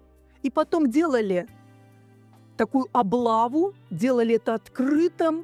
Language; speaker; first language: Russian; native; Russian